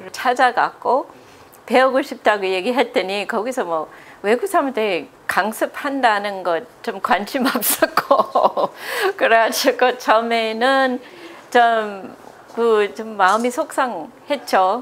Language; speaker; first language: Korean; non-native, fluent; English